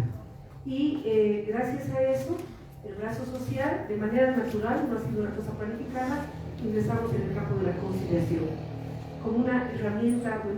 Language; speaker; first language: Spanish; native; Spanish